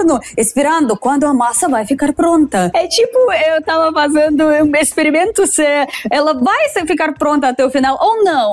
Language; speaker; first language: Portuguese; non-native, fluent; Russian